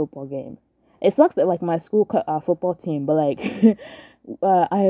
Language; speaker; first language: English; non-native, local second language; Yoruba